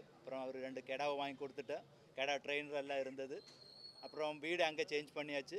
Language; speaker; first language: Tamil; non-native, learner; Malayalam